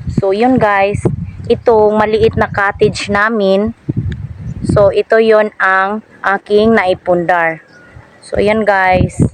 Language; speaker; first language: Filipino; non-native, local second language; Cebuano